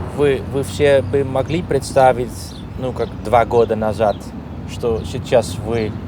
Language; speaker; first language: Russian; non-native, learner; Dutch